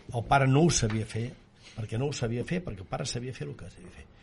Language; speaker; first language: Catalan; native; Catalan